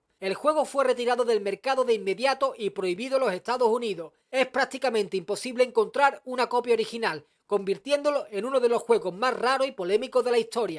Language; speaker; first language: Spanish; native; Spanish